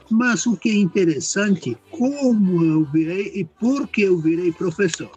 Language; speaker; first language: Portuguese; non-native, fluent; Czech